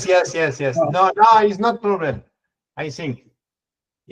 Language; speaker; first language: English; non-native, learner; French